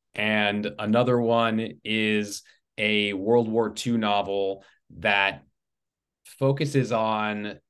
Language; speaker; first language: English; native; English